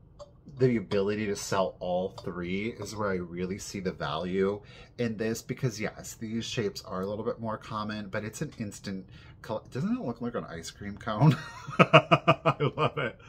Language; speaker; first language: English; native; English